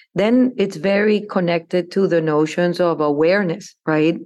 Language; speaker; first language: English; non-native, fluent; Spanish